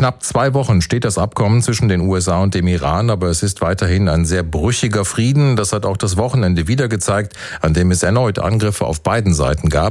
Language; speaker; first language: German; native; German